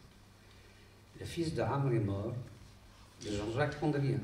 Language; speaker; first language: French; non-native, local second language; Arabic